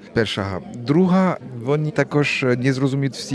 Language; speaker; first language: Ukrainian; non-native, learner; French